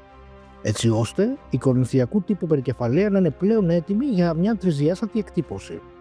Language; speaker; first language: Greek; native; Greek